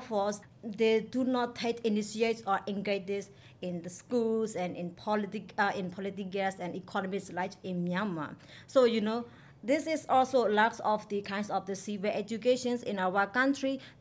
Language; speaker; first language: English; non-native, learner; Burmese